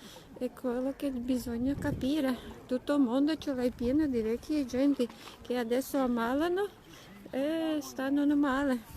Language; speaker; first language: Italian; non-native, learner; Latvian